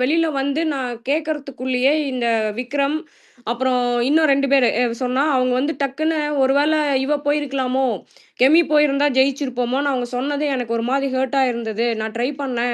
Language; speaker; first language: Tamil; native; Tamil